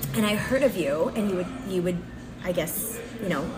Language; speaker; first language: English; native; English